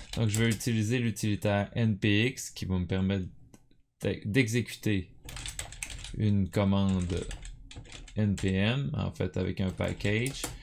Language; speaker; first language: French; native; French